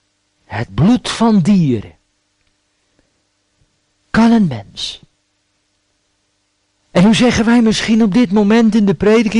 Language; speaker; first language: Dutch; native; Dutch